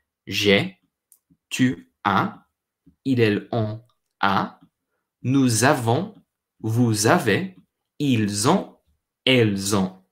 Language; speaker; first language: French; non-native, learner; English